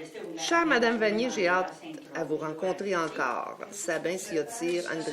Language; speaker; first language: French; native; French